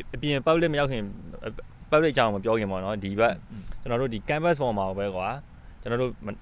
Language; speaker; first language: Burmese; native; Burmese